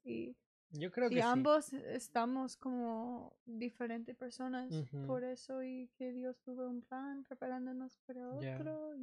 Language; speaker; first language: Spanish; non-native, learner; English